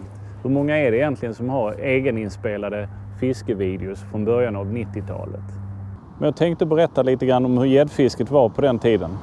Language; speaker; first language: Swedish; native; Swedish